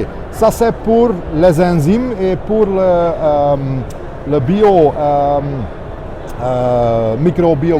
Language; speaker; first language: French; non-native, local second language; Dutch